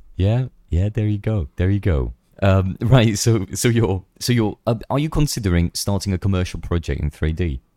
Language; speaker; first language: English; non-native, fluent; Czech